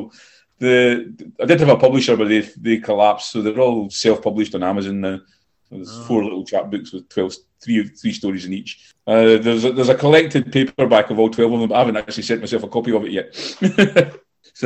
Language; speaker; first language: English; native; English